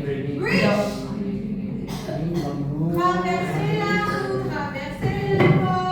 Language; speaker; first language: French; non-native, learner; Indonesian